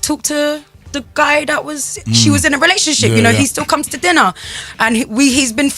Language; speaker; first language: English; native; English